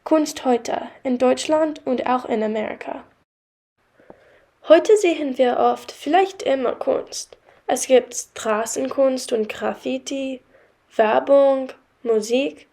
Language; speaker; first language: German; non-native, learner; English